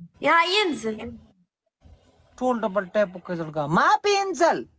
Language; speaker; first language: Arabic; non-native, learner; Pashto